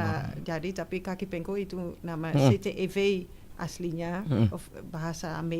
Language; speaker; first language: Indonesian; non-native, fluent; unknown